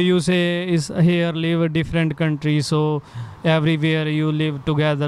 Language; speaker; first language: English; non-native, learner; Bangla